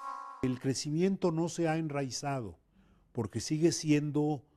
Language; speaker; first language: Spanish; native; Spanish